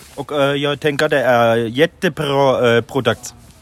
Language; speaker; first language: Swedish; non-native, learner; German